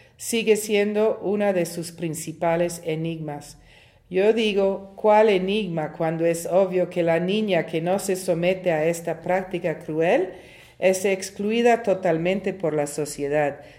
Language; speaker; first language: Spanish; non-native, fluent; Italian